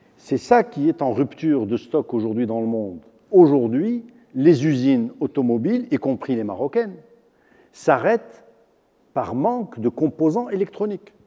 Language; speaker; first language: French; non-native, local second language; Arabic